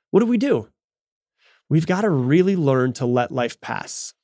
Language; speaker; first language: English; native; English